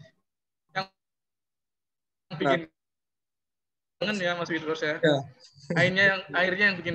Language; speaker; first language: Indonesian; native; Indonesian